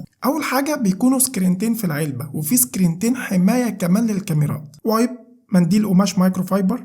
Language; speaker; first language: Arabic; native; Arabic